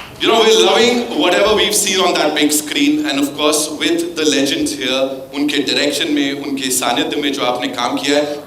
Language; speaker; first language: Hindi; native; Hindi